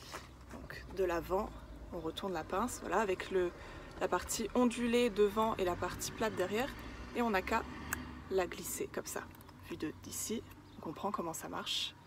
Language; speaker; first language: French; native; French